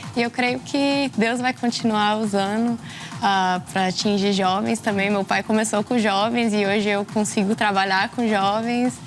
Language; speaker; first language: Portuguese; early bilingual, heritage; Portuguese